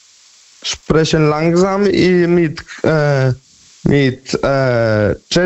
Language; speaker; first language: German; non-native, learner; Polish